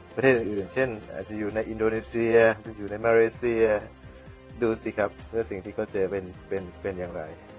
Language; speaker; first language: Thai; native; Thai